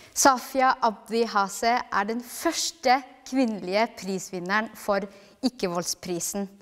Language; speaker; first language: Norwegian; early bilingual, other home language; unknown